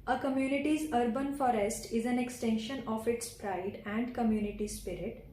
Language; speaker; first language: English; non-native, local second language; Punjabi